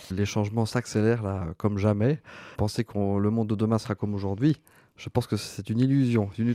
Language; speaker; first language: French; native; French